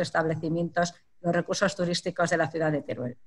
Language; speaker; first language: Spanish; native; Spanish